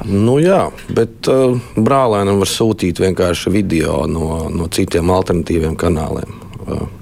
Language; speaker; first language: Latvian; native; Latvian